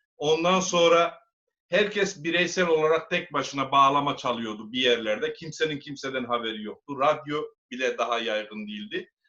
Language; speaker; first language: Turkish; native; Turkish